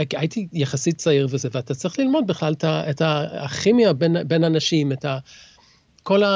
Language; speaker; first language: Hebrew; early bilingual, other home language; English